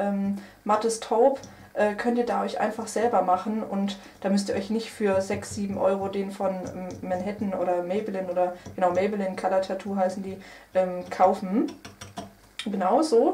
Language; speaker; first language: German; native; German